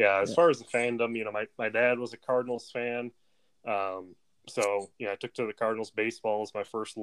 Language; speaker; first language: English; native; English